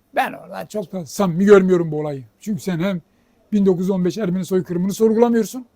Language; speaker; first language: Turkish; native; Turkish